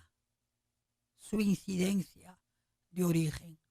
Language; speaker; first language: Spanish; native; Spanish